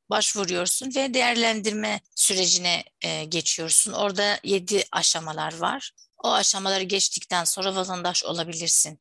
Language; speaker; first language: Turkish; non-native, fluent; Arabic